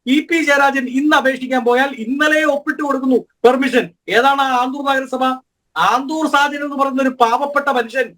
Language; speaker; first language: Malayalam; native; Malayalam